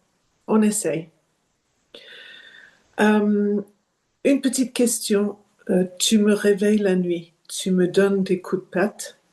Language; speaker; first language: French; non-native, fluent; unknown